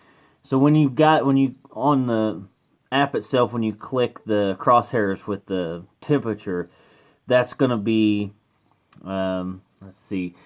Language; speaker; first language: English; native; English